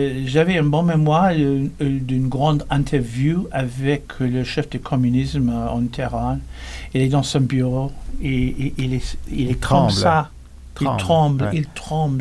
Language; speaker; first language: French; non-native, learner; English